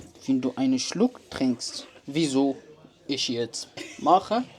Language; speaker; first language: German; non-native, learner; Arabic